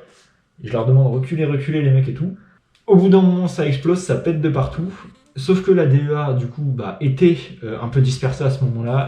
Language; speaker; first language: French; native; French